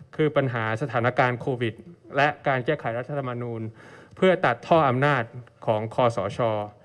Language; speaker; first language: Thai; native; Thai